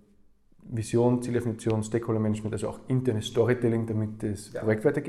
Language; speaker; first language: German; native; German